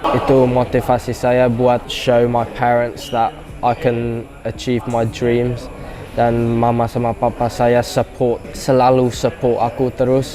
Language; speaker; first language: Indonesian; early bilingual, heritage; English